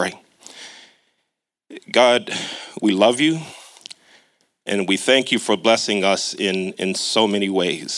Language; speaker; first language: English; native; English